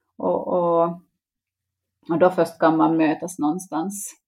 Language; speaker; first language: Swedish; native; Swedish